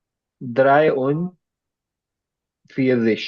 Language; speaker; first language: German; non-native, learner; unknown